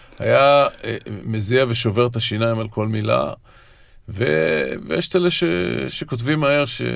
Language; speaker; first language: Hebrew; native; Hebrew